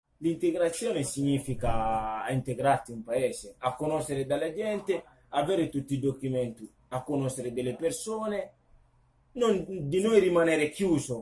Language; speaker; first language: Italian; non-native, fluent; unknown